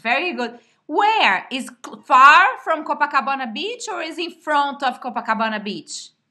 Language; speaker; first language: English; non-native, fluent; Portuguese